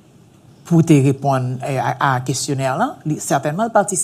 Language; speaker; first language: Haitian Creole; early bilingual, heritage; Haitian Creole